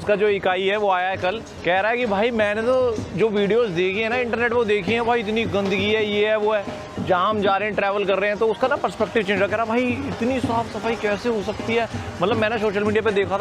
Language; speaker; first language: Hindi; native; Hindi